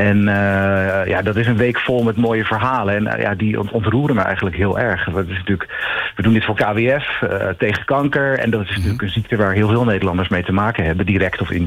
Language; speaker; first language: Dutch; native; Dutch